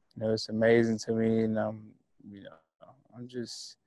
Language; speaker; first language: English; native; English